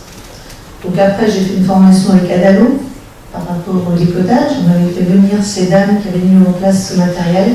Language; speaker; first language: French; native; French